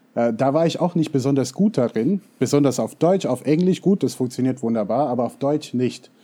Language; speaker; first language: German; non-native, fluent; English